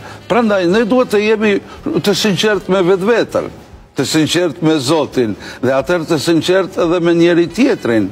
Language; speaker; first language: Albanian; native; Albanian